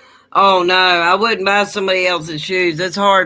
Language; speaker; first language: English; native; English